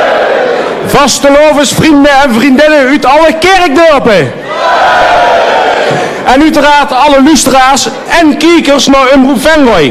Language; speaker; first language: Dutch; native; Dutch